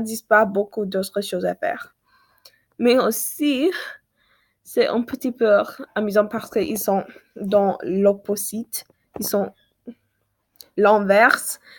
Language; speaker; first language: French; non-native, learner; English